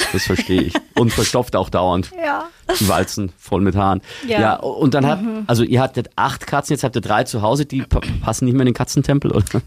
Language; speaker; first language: German; native; German